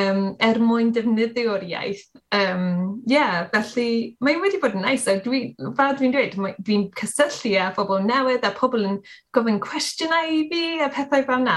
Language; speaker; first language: Welsh; non-native, learner; English